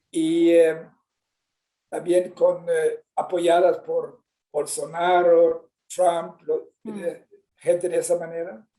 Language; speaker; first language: Spanish; non-native, fluent; Swedish